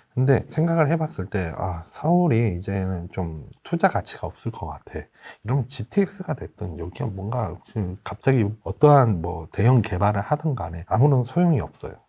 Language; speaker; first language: Korean; native; Korean